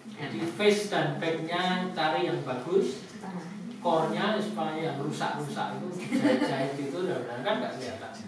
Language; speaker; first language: Indonesian; native; Indonesian